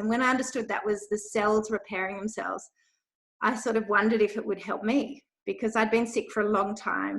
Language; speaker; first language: English; native; English